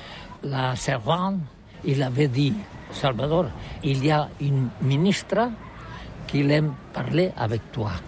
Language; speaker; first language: French; non-native, learner; Catalan